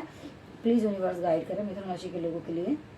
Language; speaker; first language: Hindi; native; Hindi